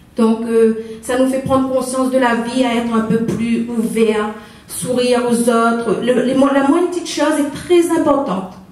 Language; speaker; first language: French; native; French